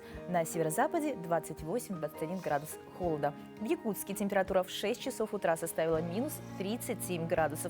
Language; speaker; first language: Russian; native; Russian